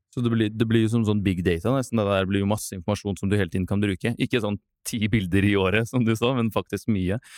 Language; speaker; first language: Norwegian; non-native, fluent; Russian